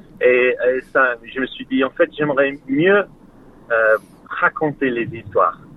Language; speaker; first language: French; non-native, fluent; English